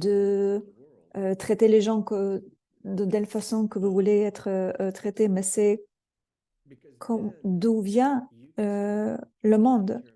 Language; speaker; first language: French; non-native, fluent; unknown